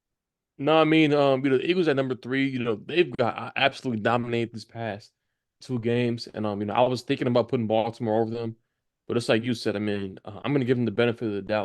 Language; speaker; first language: English; native; English